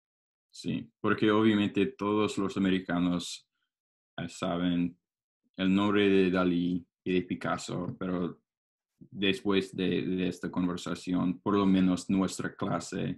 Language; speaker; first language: Spanish; non-native, learner; English